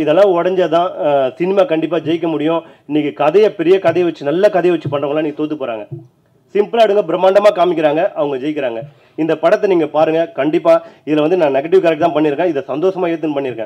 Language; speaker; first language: Tamil; native; Tamil